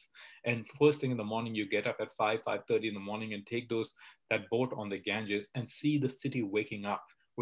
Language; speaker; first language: English; non-native, local second language; Hindi